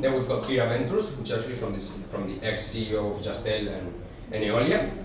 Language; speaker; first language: English; non-native, fluent; Spanish